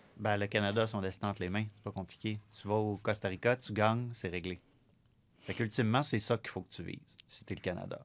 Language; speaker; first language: French; native; French